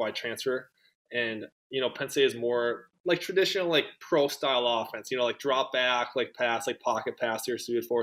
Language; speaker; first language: English; native; English